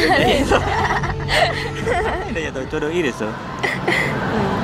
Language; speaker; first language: Japanese; non-native, learner; Indonesian